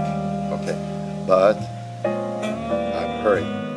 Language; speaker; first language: English; non-native, learner; French